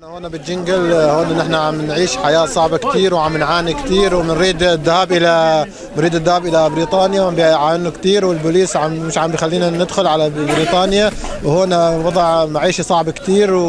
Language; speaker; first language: Arabic; native; Arabic